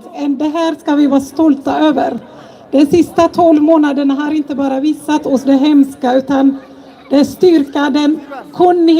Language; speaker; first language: Swedish; non-native, fluent; Tigrinya